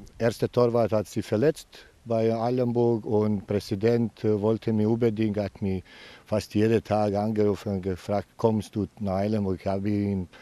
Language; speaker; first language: German; non-native, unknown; Bosnian